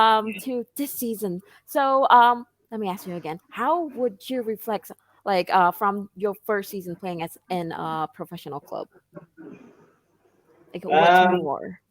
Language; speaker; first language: English; non-native, fluent; Khmer